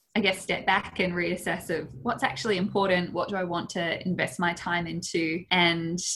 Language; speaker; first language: English; native; English